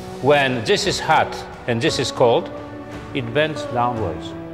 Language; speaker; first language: English; non-native, fluent; Polish